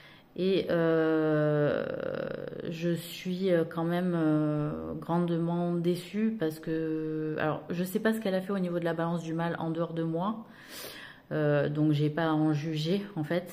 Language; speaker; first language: French; native; French